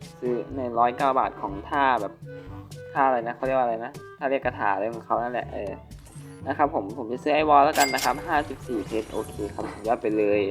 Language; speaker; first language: Thai; native; Thai